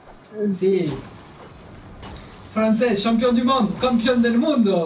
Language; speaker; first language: Spanish; non-native, learner; French